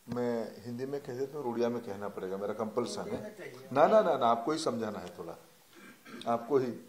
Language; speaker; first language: Hindi; non-native, local second language; Odia